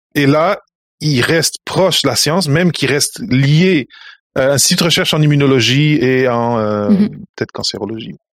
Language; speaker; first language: French; native; French